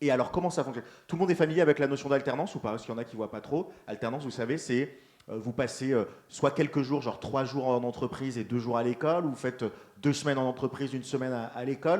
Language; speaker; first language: French; native; French